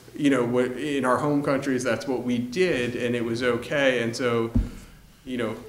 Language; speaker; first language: English; native; English